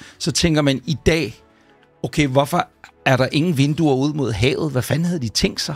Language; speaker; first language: Danish; native; Danish